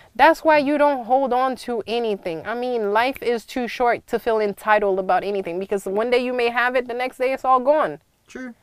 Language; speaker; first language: English; early bilingual, other home language; Haitian Creole